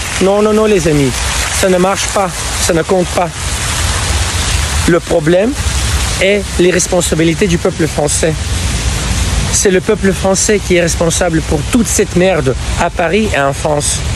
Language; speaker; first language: French; non-native, fluent; Russian